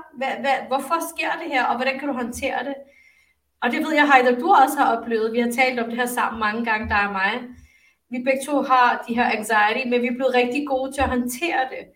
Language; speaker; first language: Danish; early bilingual, other home language; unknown